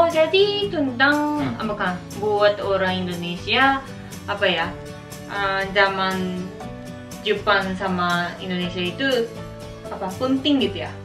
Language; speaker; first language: Indonesian; non-native, learner; Japanese